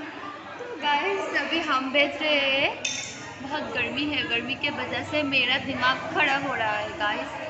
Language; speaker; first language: Hindi; non-native, local second language; Assamese